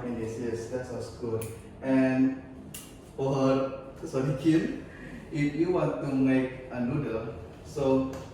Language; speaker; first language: English; non-native, learner; Indonesian